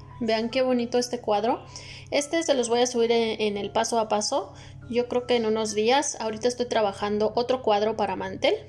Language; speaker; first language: Spanish; native; Spanish